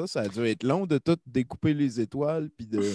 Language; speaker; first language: French; native; French